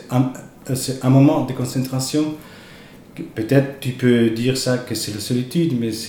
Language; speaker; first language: French; non-native, fluent; Italian